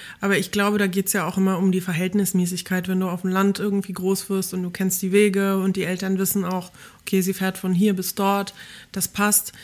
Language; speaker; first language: German; early bilingual, other home language; Polish